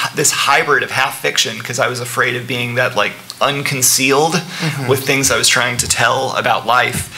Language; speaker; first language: English; native; English